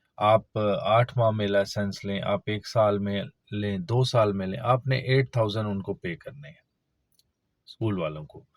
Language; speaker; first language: Urdu; non-native, local second language; Punjabi